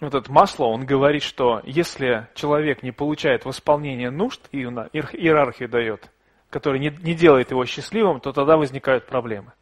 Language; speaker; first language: Russian; native; Russian